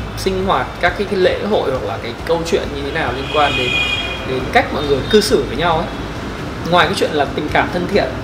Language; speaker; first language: Vietnamese; native; Vietnamese